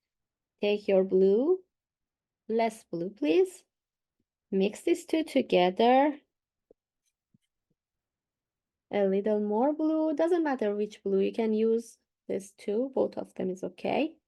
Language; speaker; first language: English; non-native, fluent; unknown